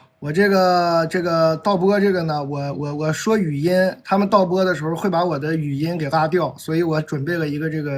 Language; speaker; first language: Chinese; native; Chinese